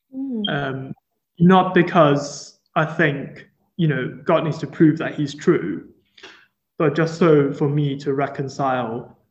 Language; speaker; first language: English; non-native, local second language; Cantonese